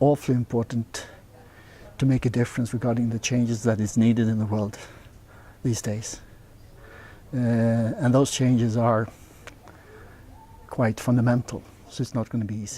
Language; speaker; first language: English; non-native, fluent; Swedish